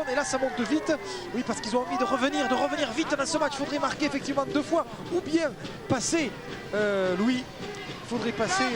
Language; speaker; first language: French; native; French